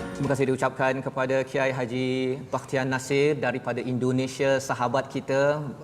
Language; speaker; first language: Malay; native; Malay